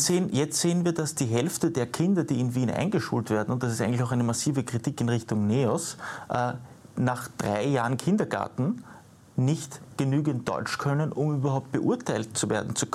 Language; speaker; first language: German; native; German